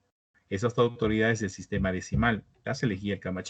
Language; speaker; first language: Spanish; native; Spanish